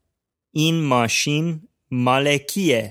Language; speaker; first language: Persian; non-native, learner; English